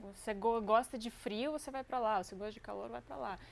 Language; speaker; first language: Portuguese; non-native, fluent; Ukrainian